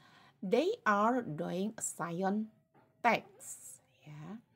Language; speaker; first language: English; non-native, learner; Indonesian